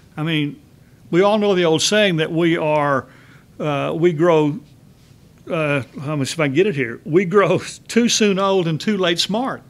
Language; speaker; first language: English; native; English